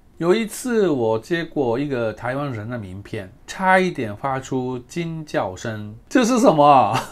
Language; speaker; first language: Chinese; non-native, fluent; Japanese